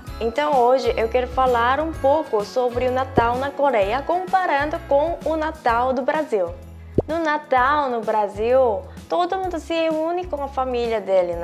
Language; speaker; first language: Portuguese; non-native, fluent; Korean